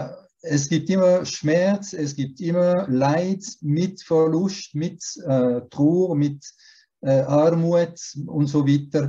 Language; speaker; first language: German; early bilingual, heritage; German